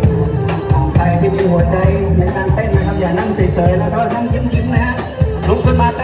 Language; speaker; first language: Thai; native; Thai